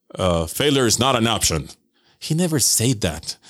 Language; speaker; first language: English; non-native, fluent; Spanish